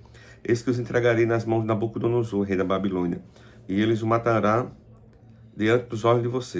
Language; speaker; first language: Portuguese; native; Portuguese